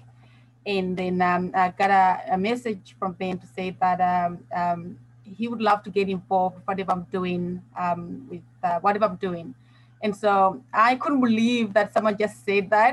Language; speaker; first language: English; non-native, local second language; Nyanja